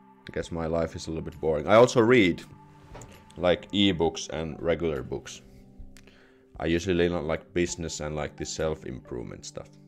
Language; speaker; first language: English; non-native, fluent; Finnish